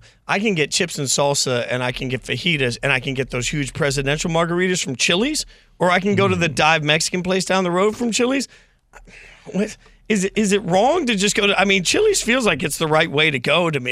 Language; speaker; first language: English; native; English